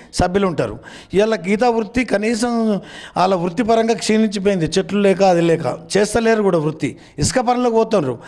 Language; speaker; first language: Telugu; native; Telugu